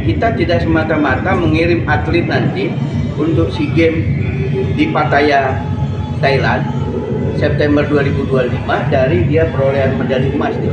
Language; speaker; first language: Indonesian; native; Indonesian